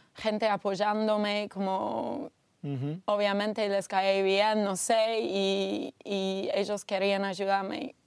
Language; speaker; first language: Spanish; non-native, fluent; English